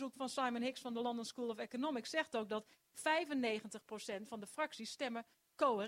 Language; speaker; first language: Dutch; native; Dutch